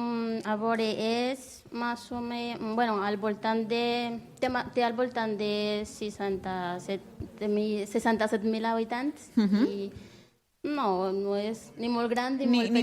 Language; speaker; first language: Catalan; non-native, learner; Spanish